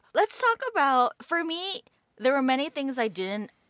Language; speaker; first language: English; native; English